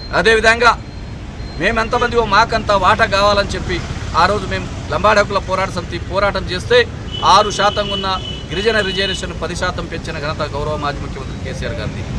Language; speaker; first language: Telugu; non-native, local second language; Lambadi